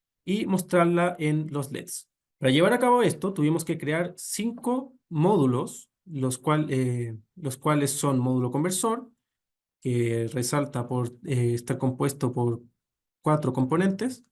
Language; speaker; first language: Spanish; native; Spanish